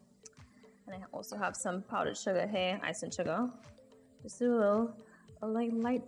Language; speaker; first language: English; native; English